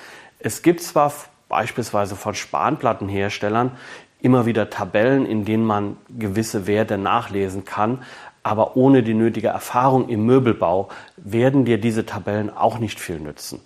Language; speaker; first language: German; native; German